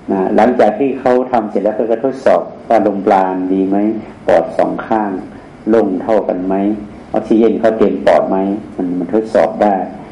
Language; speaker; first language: Thai; native; Thai